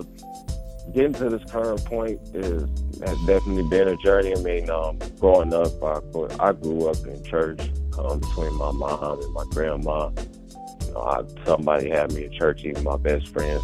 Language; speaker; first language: English; native; English